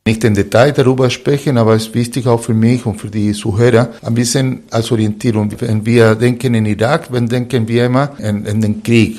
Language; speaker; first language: German; non-native, fluent; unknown